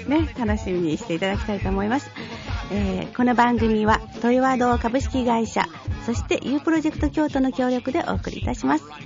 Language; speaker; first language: Japanese; native; Japanese